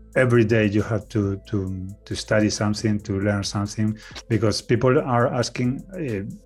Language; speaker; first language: English; non-native, learner; Spanish